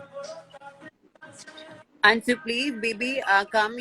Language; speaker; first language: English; non-native, learner; Hindi